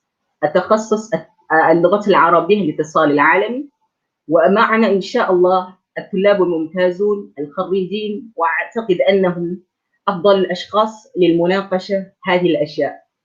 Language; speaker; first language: Arabic; non-native, fluent; Malay